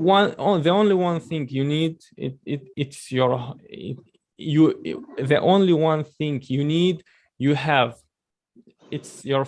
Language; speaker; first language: English; non-native, learner; Chechen